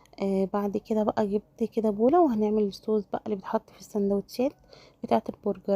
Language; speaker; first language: Arabic; native; Arabic